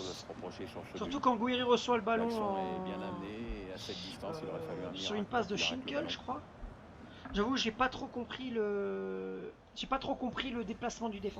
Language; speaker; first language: French; native; French